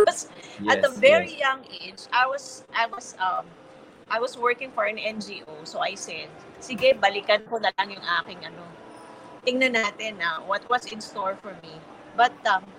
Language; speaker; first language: English; non-native, local second language; Filipino